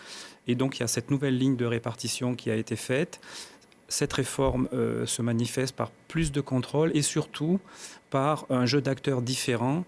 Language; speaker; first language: French; native; French